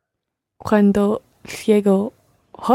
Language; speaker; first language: Spanish; non-native, learner; English